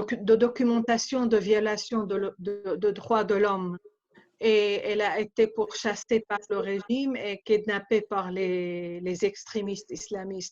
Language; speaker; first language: French; non-native, fluent; Arabic